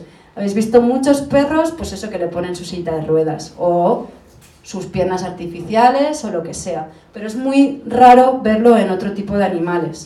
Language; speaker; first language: Spanish; native; Spanish